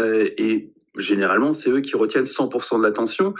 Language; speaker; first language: French; native; French